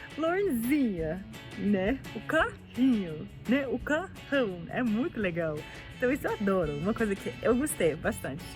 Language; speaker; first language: Portuguese; non-native, fluent; English